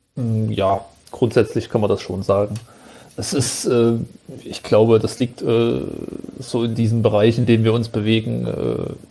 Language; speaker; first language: German; native; German